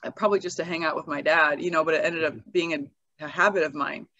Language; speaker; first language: English; native; English